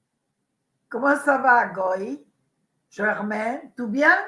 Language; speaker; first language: French; non-native, learner; Spanish